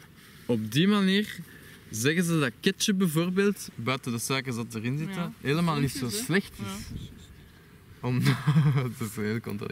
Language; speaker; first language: Dutch; native; Dutch